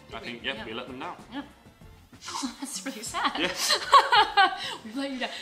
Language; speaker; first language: English; native; English